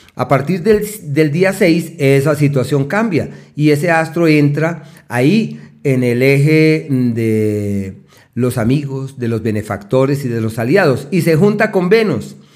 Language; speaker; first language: Spanish; native; Spanish